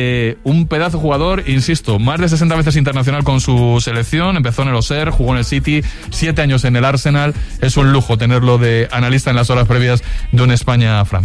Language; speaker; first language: Spanish; native; Spanish